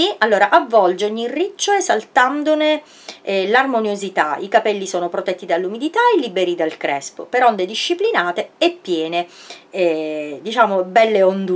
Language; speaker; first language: Italian; native; Italian